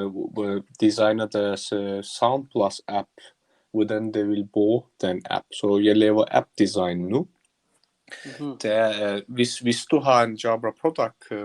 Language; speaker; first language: Danish; non-native, learner; Turkish